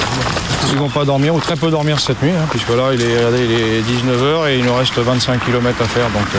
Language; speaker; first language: French; native; French